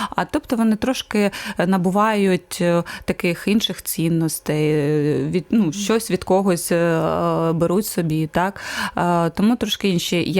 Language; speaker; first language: Ukrainian; native; Ukrainian